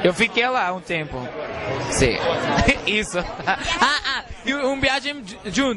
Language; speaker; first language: Portuguese; early bilingual, heritage; Spanish